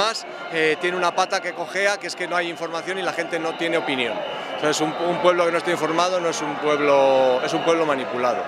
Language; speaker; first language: Spanish; native; Spanish